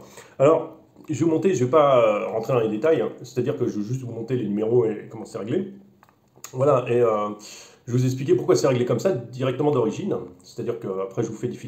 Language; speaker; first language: French; native; French